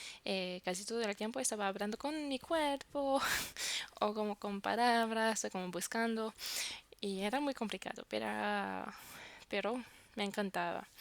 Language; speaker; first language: Spanish; non-native, fluent; French